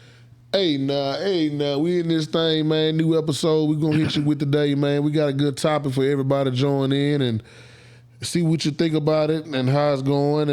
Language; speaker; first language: English; native; English